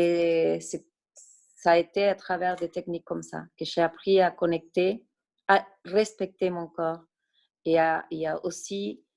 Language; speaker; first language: French; non-native, fluent; Spanish